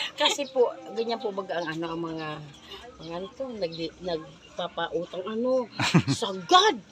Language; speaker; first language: Filipino; non-native, local second language; Bikol